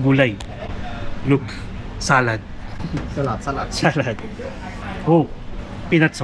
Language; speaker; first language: English; non-native, local second language; Filipino